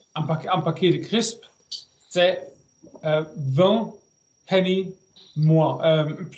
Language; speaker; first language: French; non-native, learner; German